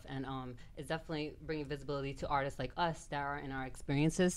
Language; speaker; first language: English; native; English